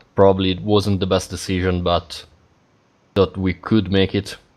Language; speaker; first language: English; non-native, fluent; Italian